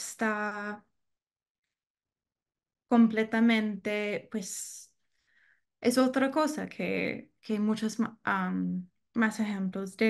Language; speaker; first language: Spanish; non-native, learner; English